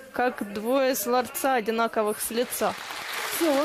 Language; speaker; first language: Russian; native; Russian